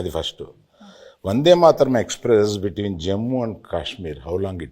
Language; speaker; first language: Telugu; native; Telugu